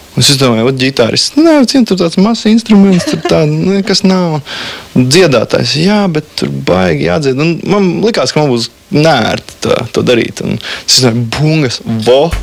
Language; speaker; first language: Latvian; native; Latvian